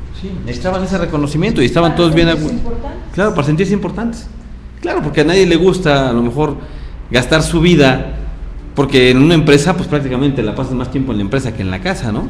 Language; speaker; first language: Spanish; native; Spanish